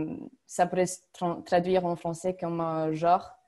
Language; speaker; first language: French; non-native, fluent; Romanian